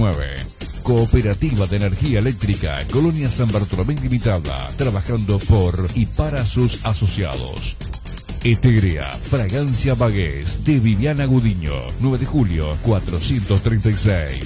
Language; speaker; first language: Spanish; native; Spanish